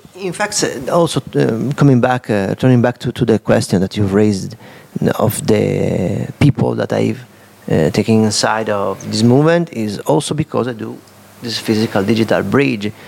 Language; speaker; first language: English; non-native, fluent; Italian